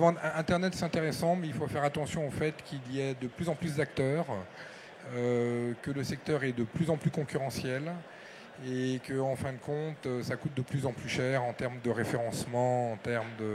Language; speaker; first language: French; native; French